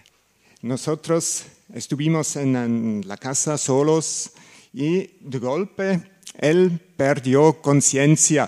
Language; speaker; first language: Spanish; non-native, learner; German